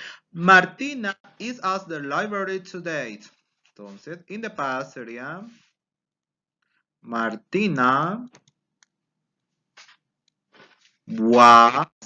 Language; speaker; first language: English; non-native, fluent; Spanish